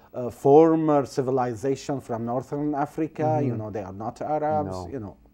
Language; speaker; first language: English; non-native, fluent; Arabic